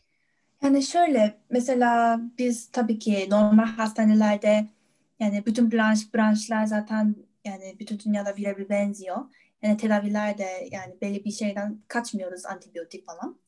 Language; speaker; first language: Turkish; non-native, fluent; Korean